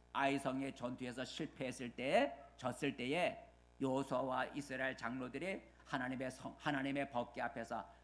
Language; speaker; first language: Korean; native; Korean